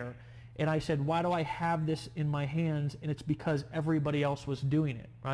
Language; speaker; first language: English; native; English